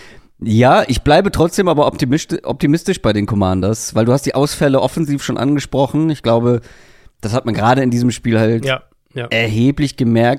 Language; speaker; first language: German; native; German